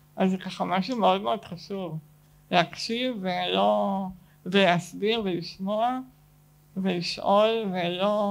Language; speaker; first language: Hebrew; native; Hebrew